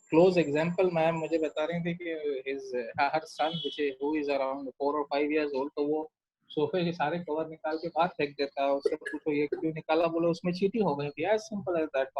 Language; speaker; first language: Hindi; native; Hindi